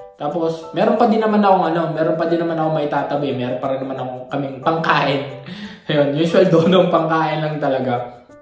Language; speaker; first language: Filipino; native; Filipino